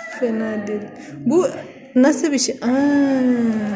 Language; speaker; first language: Turkish; non-native, learner; Indonesian